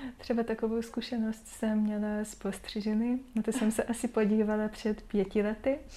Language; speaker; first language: Czech; non-native, fluent; Hungarian